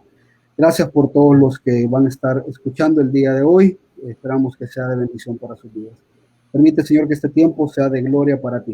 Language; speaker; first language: Spanish; native; Spanish